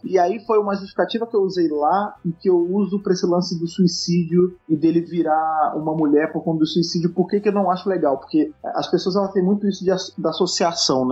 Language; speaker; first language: Portuguese; native; Portuguese